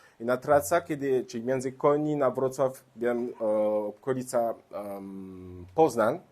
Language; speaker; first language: Polish; non-native, learner; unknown